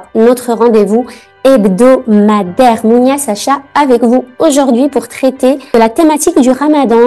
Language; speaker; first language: French; native; French